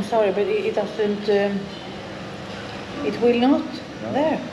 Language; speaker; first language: English; non-native, fluent; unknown